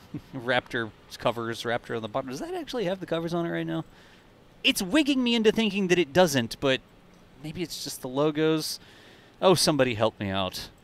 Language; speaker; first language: English; native; English